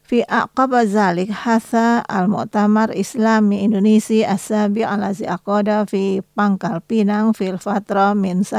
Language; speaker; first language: Arabic; non-native, fluent; Indonesian